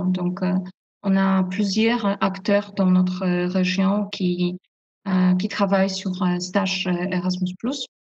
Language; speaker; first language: French; non-native, fluent; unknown